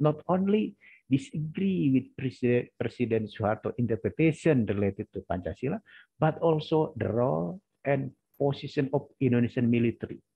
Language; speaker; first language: English; non-native, learner; Indonesian